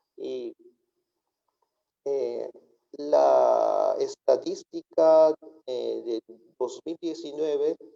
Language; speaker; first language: Spanish; non-native, fluent; Japanese